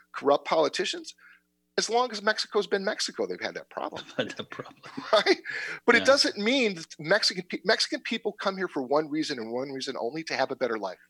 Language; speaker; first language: English; native; English